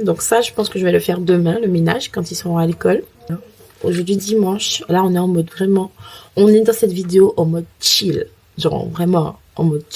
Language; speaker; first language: French; native; French